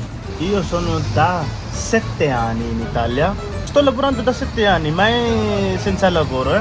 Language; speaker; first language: Italian; non-native, learner; Urdu